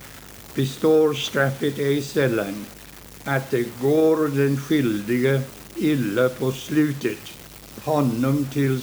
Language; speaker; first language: Swedish; early bilingual, heritage; Swedish